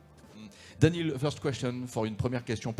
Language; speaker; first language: French; native; French